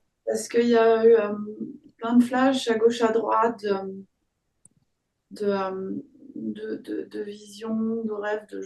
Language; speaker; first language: French; native; French